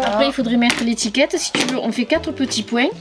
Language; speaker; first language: French; native; French